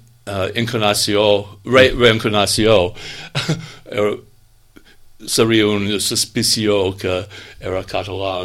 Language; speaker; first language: Catalan; non-native, learner; English